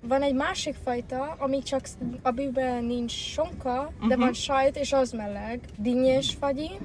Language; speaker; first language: Hungarian; early bilingual, heritage; Hungarian